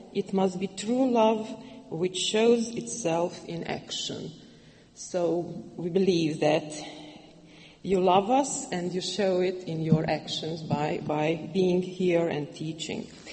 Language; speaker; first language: English; non-native, fluent; Hungarian